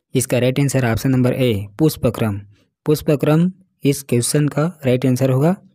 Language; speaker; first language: Hindi; native; Hindi